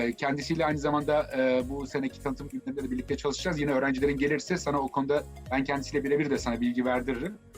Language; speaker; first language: Turkish; native; Turkish